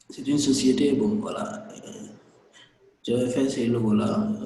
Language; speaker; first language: French; non-native, local second language; Arabic